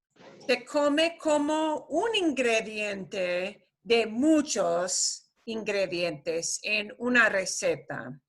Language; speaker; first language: Spanish; non-native, fluent; English